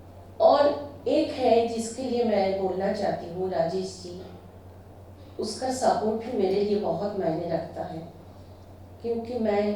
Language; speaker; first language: Hindi; non-native, local second language; Bangla